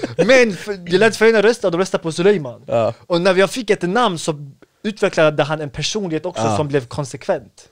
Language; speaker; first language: Swedish; early bilingual, other home language; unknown